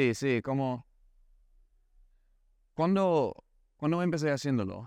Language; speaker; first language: Spanish; non-native, learner; English